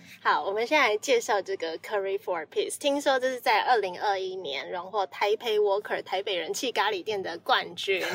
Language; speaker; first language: Chinese; native; Chinese